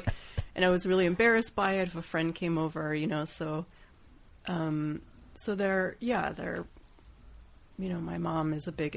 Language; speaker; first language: English; native; English